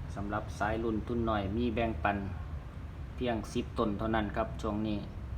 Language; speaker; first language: Thai; non-native, local second language; Northeastern Thai